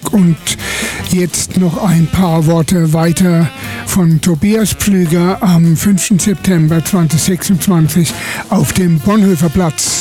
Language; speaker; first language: German; native; German